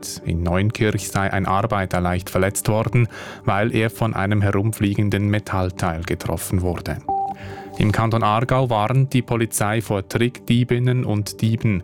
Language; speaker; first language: German; native; German